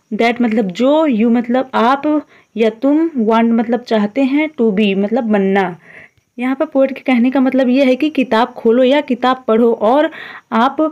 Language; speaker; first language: Hindi; native; Hindi